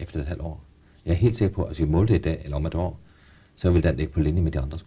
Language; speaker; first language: Danish; native; Danish